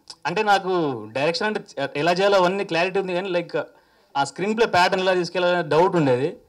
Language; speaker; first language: Telugu; native; Telugu